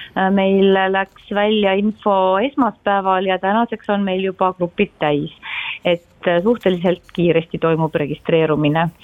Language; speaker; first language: Estonian; native; Estonian